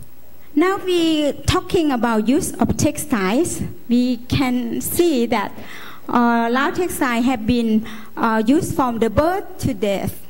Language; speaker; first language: English; non-native, learner; Lao